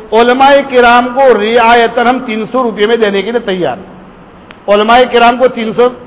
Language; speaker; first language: Urdu; non-native, local second language; Gujarati